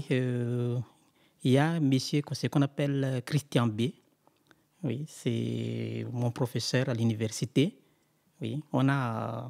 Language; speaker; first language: French; non-native, local second language; Malagasy